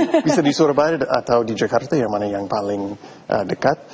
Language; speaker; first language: Indonesian; non-native, fluent; English